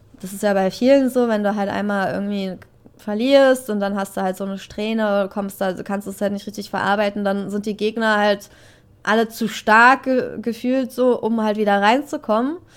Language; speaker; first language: German; native; German